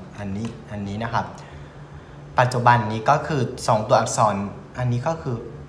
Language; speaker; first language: Thai; non-native, fluent; Vietnamese